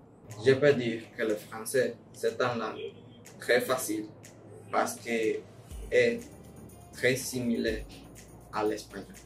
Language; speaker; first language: French; non-native, learner; Spanish